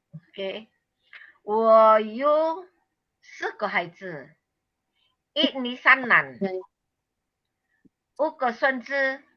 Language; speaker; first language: Chinese; non-native, learner; Indonesian